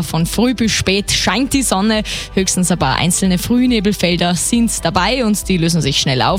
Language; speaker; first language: German; native; German